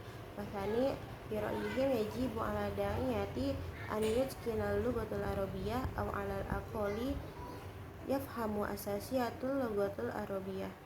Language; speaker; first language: Arabic; non-native, learner; Indonesian